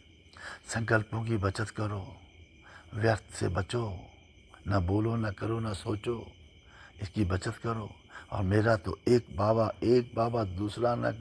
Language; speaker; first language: Hindi; native; Hindi